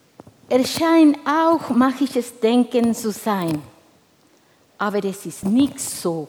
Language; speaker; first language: German; non-native, fluent; Spanish